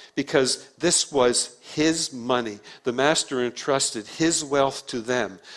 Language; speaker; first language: English; native; English